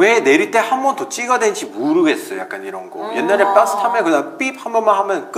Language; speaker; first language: Korean; non-native, fluent; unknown